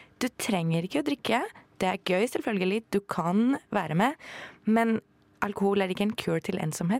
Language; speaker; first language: Norwegian; non-native, fluent; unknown